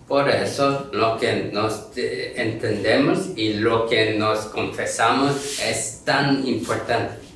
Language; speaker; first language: Spanish; non-native, learner; Korean